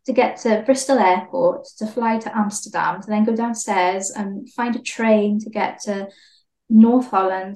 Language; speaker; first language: English; native; English